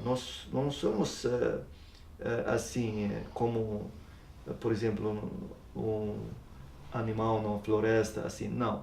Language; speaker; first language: Portuguese; non-native, learner; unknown